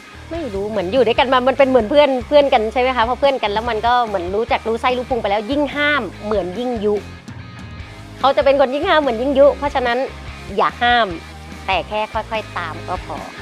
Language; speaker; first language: Thai; native; Thai